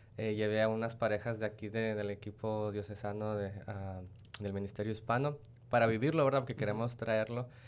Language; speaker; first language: Spanish; native; Spanish